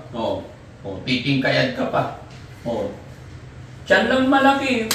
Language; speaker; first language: Filipino; native; Filipino